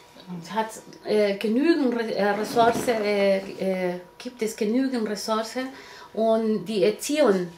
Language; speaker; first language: German; non-native, learner; Spanish